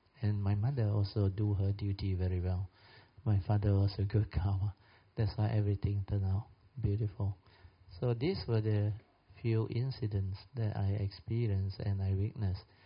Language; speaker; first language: English; non-native, local second language; Min Nan Chinese